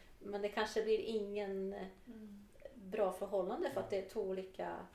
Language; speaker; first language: Swedish; non-native, fluent; Portuguese